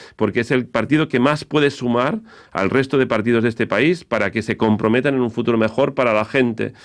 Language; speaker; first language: Spanish; native; Spanish